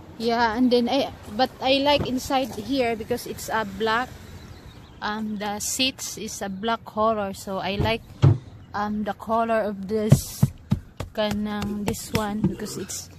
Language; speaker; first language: English; non-native, local second language; Cebuano